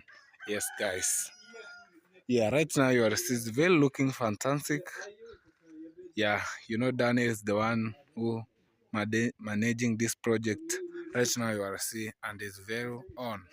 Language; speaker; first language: English; non-native, learner; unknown